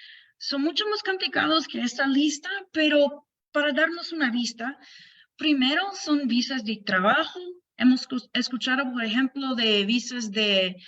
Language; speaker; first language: Spanish; non-native, fluent; English